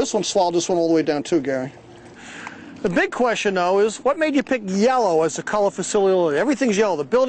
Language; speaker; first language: English; native; English